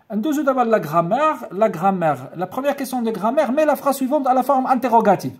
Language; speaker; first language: French; non-native, local second language; Arabic